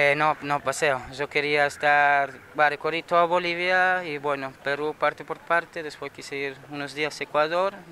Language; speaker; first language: Spanish; non-native, fluent; Slovenian